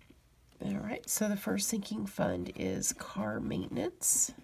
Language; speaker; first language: English; native; English